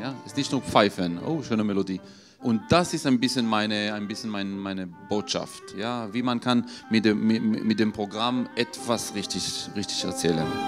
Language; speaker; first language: German; non-native, fluent; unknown